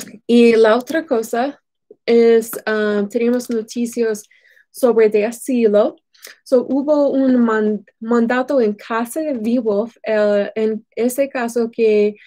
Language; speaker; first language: Spanish; non-native, fluent; English